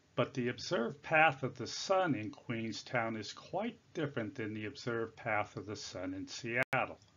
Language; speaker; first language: English; native; English